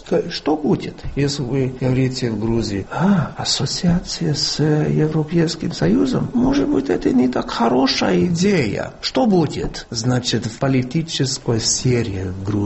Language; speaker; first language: Russian; non-native, fluent; English